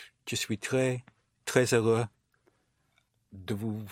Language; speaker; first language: French; non-native, learner; English